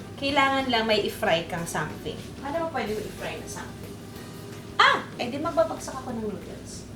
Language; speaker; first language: Filipino; native; Filipino